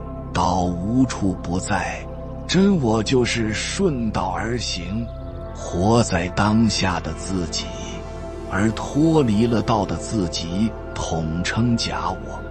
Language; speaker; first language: Chinese; native; Chinese